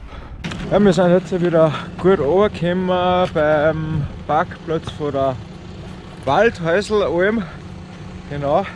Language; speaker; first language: German; native; German